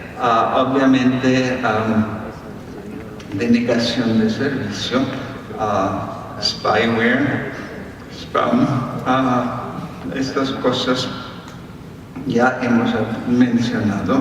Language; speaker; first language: Spanish; non-native, fluent; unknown